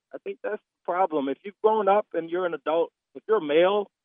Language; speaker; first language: English; native; English